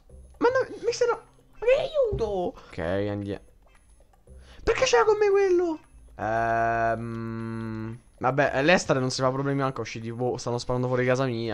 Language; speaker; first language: Italian; native; Italian